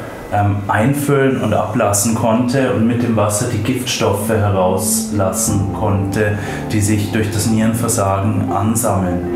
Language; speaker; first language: German; native; German